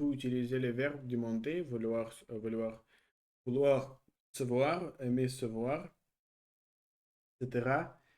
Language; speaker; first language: French; non-native, learner; Russian